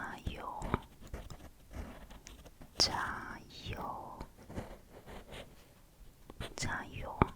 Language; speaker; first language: Chinese; non-native, learner; Korean